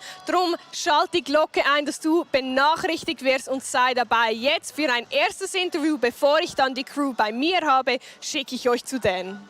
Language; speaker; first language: German; native; German